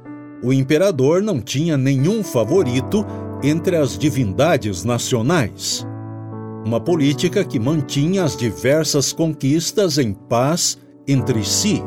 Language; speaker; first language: Portuguese; native; Portuguese